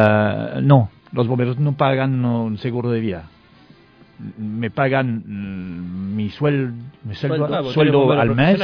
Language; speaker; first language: Spanish; non-native, learner; French